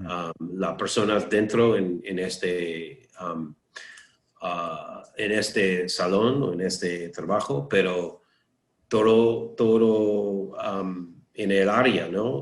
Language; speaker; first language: Spanish; non-native, learner; English